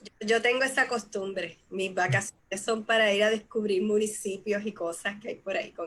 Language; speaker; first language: Spanish; native; Spanish